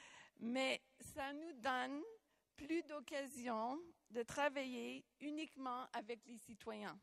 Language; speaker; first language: French; non-native, local second language; English